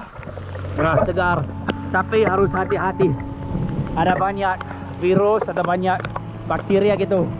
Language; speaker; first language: Indonesian; non-native, fluent; English